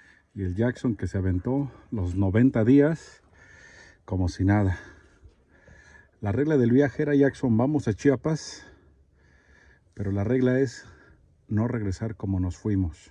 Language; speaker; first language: Spanish; native; Spanish